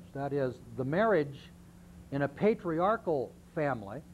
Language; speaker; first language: English; native; English